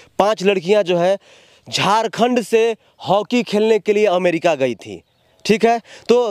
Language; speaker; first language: Hindi; native; Hindi